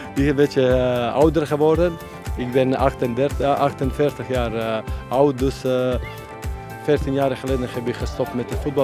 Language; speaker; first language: Dutch; non-native, fluent; Serbian